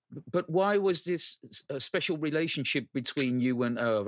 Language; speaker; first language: English; non-native, fluent; Dutch